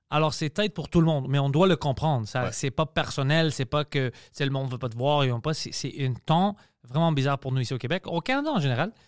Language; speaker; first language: French; early bilingual, other home language; Greek